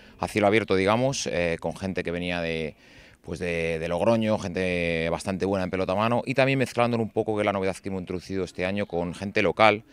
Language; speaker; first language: Spanish; native; Spanish